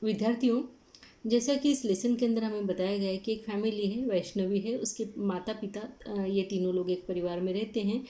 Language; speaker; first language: Hindi; non-native, local second language; Marathi